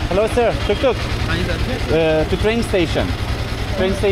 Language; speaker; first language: English; non-native, learner; Lithuanian